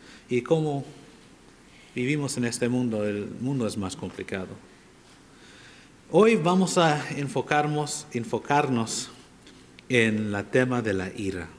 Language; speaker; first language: Spanish; non-native, fluent; English